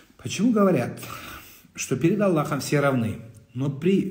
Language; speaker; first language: Russian; non-native, local second language; Kazakh